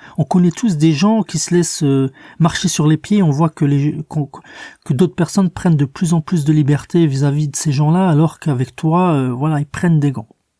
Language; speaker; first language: French; native; French